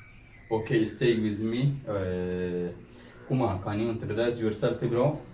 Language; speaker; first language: English; non-native, learner; Oromo